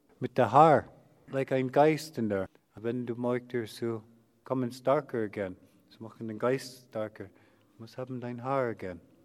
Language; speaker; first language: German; non-native, learner; English